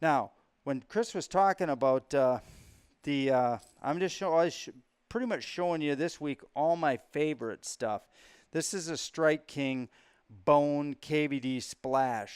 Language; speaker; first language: English; native; English